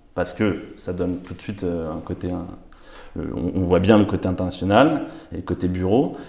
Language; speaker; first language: French; native; French